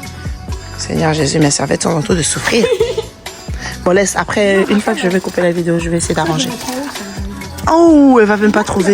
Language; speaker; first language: French; native; French